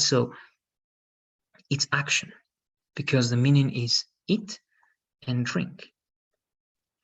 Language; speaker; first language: English; non-native, fluent; Spanish